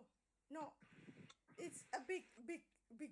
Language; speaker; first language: English; non-native, learner; Indonesian